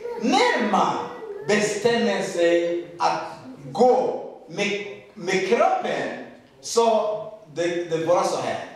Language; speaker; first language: Swedish; non-native, learner; Rundi